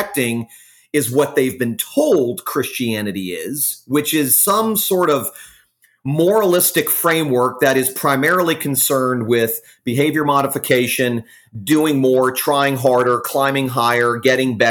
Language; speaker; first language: English; native; English